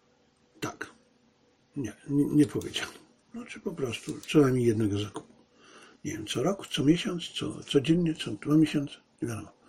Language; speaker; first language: Polish; native; Polish